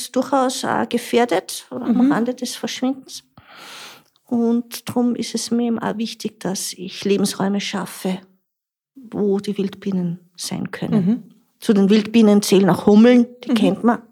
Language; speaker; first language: German; native; German